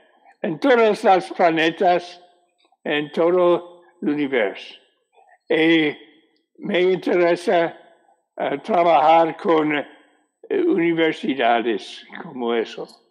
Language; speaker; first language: Spanish; non-native, learner; English